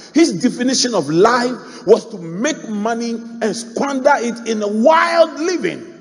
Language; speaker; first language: English; non-native, local second language; Akan